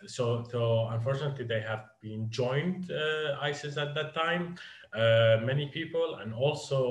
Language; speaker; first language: English; non-native, fluent; Arabic